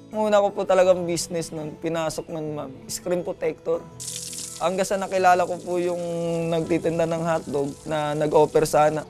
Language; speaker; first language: Filipino; native; Filipino